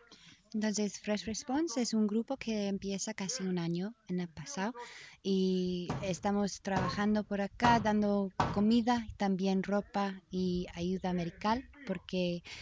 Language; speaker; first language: Spanish; non-native, learner; English